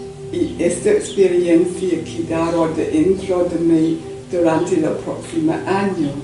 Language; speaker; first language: Spanish; non-native, learner; English